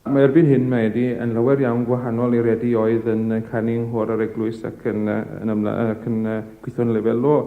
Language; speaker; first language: Welsh; native; Welsh